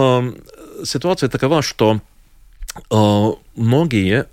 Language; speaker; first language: Russian; non-native, local second language; Latvian